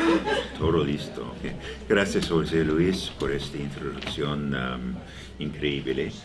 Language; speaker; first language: Spanish; non-native, learner; English